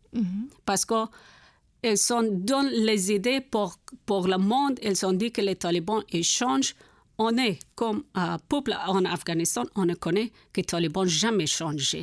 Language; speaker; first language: French; non-native, learner; Persian